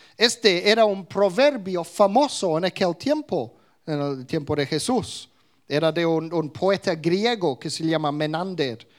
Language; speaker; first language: Spanish; non-native, fluent; English